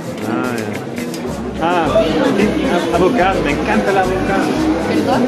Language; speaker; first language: Spanish; non-native, fluent; German